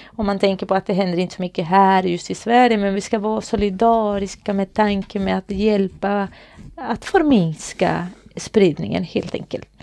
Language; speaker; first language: Swedish; non-native, fluent; Spanish